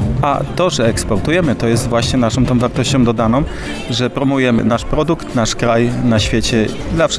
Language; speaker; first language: Polish; native; Polish